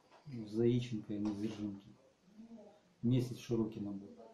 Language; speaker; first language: Russian; native; Russian